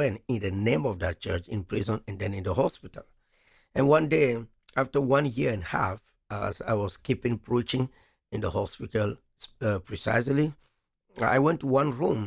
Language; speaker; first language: English; non-native, local second language; French